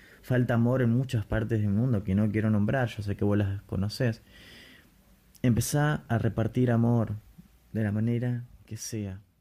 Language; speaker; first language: Spanish; native; Spanish